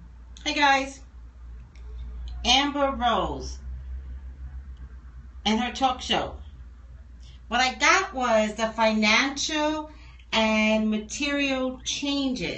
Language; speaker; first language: English; native; English